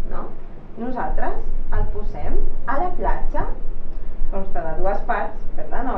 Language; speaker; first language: Catalan; native; Catalan